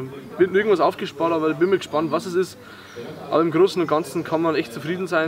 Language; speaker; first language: German; native; German